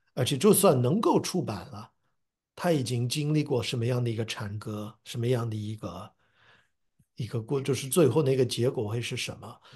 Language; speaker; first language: Chinese; non-native, fluent; English